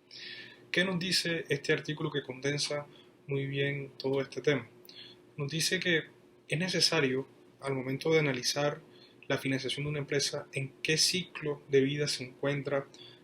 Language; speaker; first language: Spanish; native; Spanish